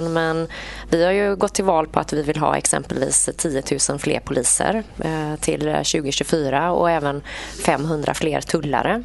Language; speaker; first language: Swedish; native; Swedish